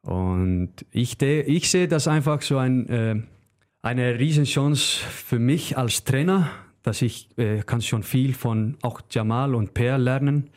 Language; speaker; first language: German; non-native, fluent; Icelandic